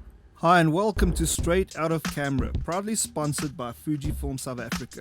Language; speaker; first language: English; native; English